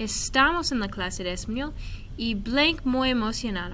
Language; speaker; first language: Spanish; non-native, fluent; English